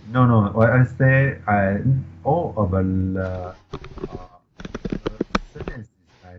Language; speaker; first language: English; non-native, learner; Chinese